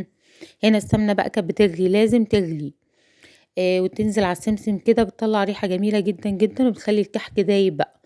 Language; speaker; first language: Arabic; native; Arabic